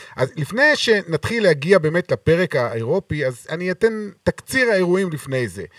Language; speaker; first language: Hebrew; native; Hebrew